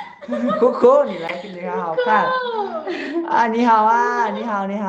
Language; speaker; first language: Chinese; non-native, learner; Hmong